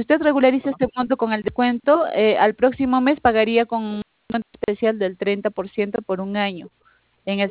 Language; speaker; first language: Spanish; native; Spanish